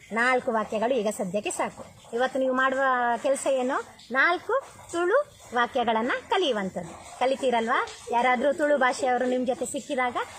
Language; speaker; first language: Kannada; non-native, local second language; Tulu